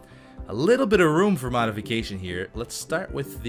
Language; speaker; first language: English; native; English